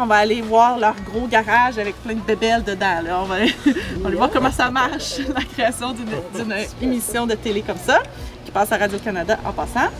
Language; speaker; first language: French; native; French